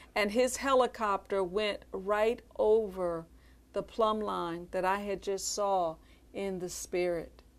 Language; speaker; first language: English; native; English